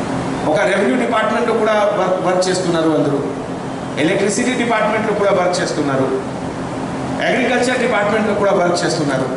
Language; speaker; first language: Telugu; non-native, fluent; Hindi